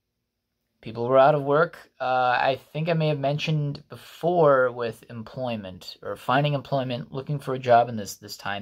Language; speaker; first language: English; native; English